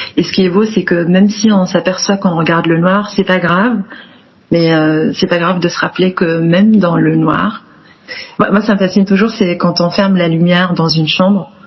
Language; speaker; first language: French; non-native, local second language; Arabic